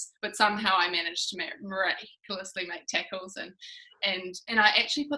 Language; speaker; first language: English; native; English